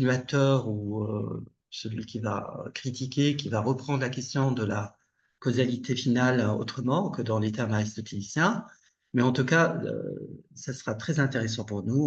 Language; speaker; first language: French; non-native, local second language; Arabic